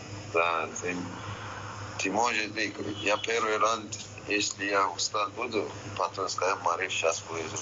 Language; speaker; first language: Russian; non-native, learner; Persian